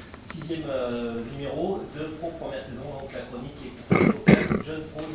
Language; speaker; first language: French; native; French